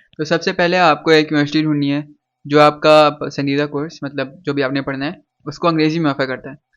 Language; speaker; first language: Urdu; native; Urdu